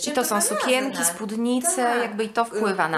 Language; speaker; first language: Polish; native; Polish